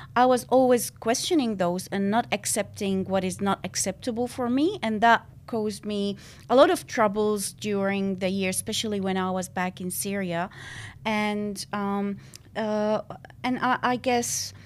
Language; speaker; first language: English; non-native, fluent; Arabic